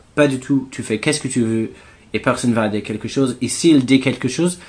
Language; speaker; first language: French; non-native, fluent; English